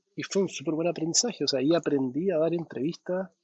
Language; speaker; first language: Spanish; native; Spanish